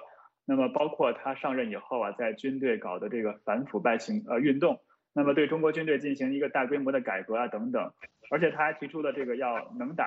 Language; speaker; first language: Chinese; native; Chinese